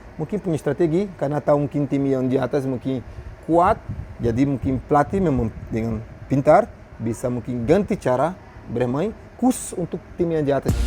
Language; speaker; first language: Indonesian; non-native, fluent; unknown